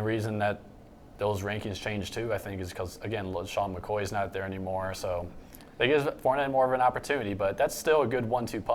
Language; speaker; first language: English; native; English